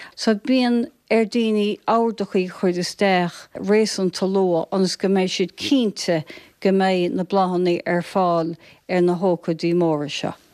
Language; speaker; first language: Irish; native; Irish